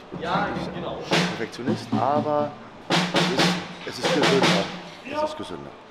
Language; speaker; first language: German; native; German